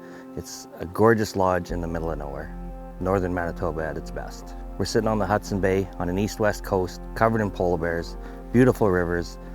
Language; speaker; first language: English; native; English